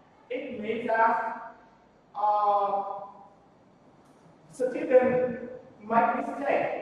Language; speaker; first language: English; non-native, learner; Vietnamese